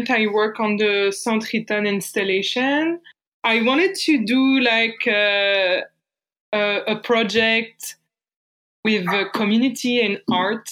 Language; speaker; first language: English; non-native, fluent; French